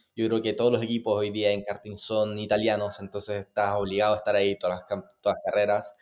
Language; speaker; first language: Spanish; native; Spanish